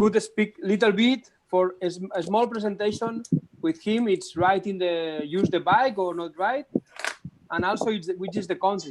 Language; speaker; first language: English; non-native, learner; Spanish